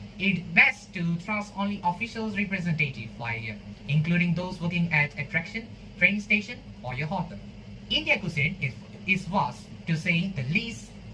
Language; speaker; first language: English; non-native, local second language; Tamil